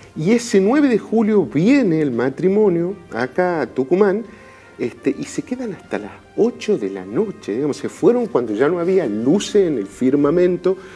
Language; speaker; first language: Spanish; native; Spanish